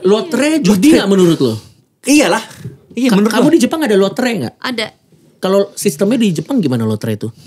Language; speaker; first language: Indonesian; native; Indonesian